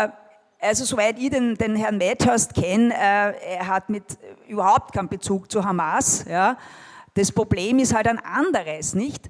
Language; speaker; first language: German; native; German